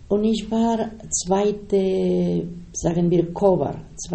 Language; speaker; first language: German; non-native, learner; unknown